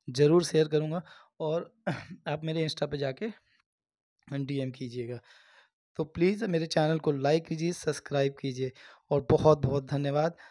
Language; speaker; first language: Hindi; native; Hindi